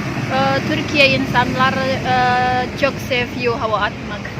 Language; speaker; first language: Turkish; non-native, learner; Indonesian